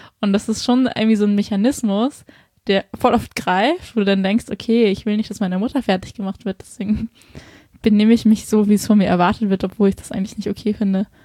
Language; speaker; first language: German; early bilingual, other home language; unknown